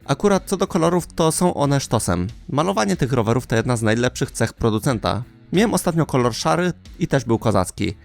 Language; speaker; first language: Polish; native; Polish